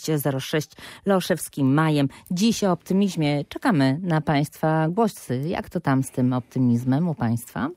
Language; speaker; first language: Polish; native; Polish